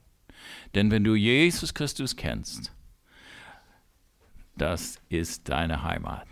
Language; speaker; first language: German; non-native, fluent; English